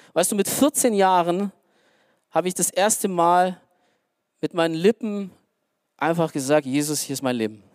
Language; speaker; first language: German; early bilingual, other home language; Romanian